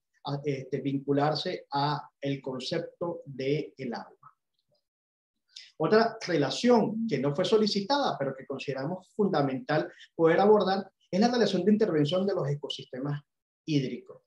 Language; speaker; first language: Spanish; native; Spanish